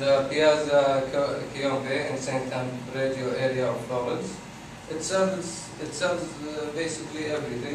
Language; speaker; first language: English; non-native, fluent; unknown